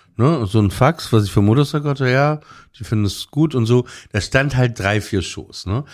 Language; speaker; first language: German; native; German